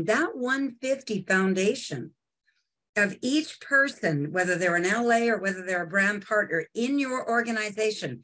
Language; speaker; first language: English; native; English